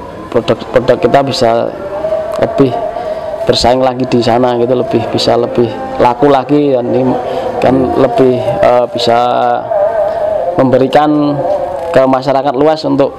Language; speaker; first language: Indonesian; native; Indonesian